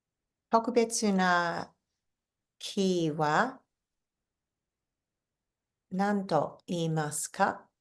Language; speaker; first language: Japanese; non-native, fluent; English